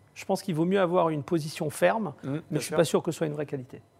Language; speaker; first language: French; native; French